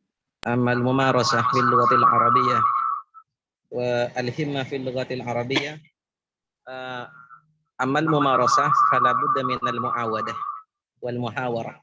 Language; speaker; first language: Arabic; non-native, fluent; Malay